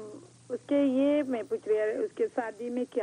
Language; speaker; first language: Hindi; non-native, learner; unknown